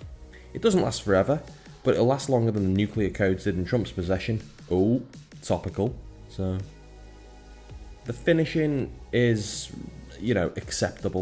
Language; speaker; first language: English; native; English